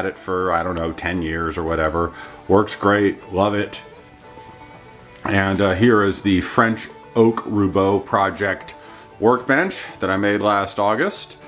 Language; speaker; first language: English; native; English